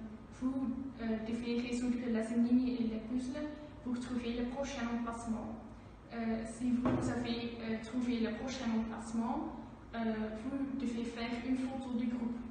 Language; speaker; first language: French; non-native, learner; Dutch